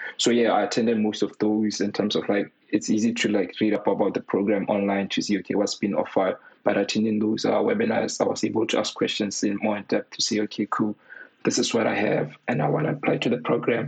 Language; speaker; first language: English; non-native, local second language; Tswana